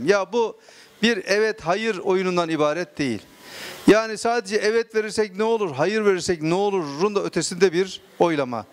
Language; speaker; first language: Turkish; native; Turkish